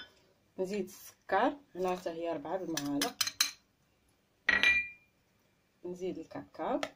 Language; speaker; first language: Arabic; native; Arabic